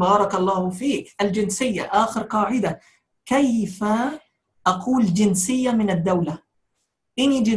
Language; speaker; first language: Arabic; non-native, fluent; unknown